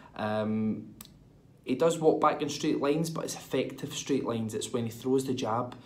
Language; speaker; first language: English; native; English